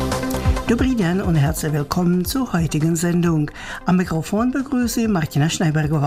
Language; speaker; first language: German; native; German